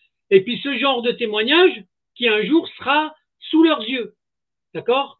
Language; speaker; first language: French; native; French